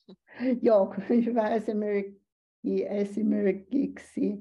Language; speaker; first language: Finnish; non-native, learner; Chinese